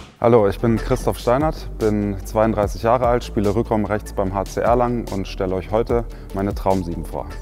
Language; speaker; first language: German; native; German